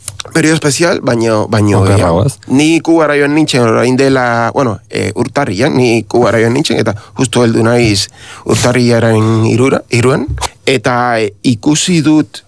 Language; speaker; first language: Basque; non-native, learner; Spanish